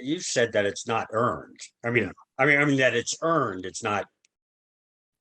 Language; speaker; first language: English; native; English